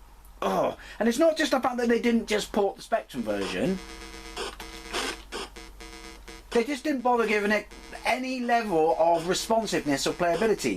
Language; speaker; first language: English; native; English